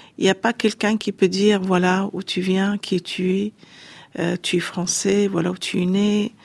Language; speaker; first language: French; non-native, fluent; Arabic